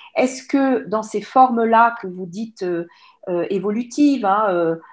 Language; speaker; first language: French; native; French